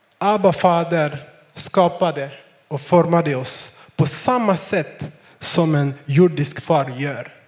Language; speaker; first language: Swedish; non-native, fluent; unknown